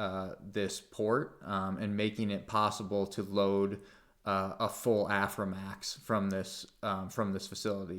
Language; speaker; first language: English; native; English